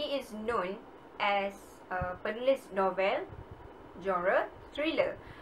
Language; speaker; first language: English; non-native, local second language; Malay